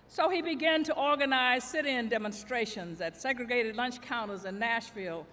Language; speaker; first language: English; native; English